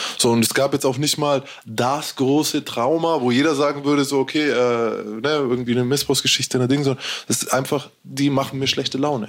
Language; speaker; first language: German; native; German